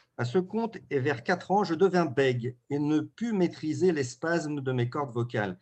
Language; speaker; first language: French; early bilingual, other home language; Russian